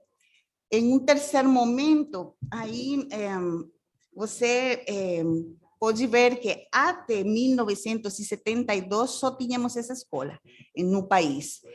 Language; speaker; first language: Portuguese; non-native, fluent; Spanish